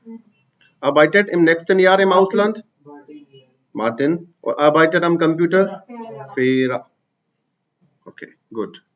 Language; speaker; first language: German; non-native, fluent; Hindi